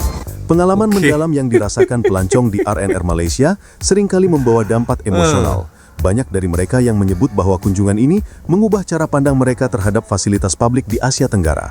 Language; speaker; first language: Indonesian; native; Indonesian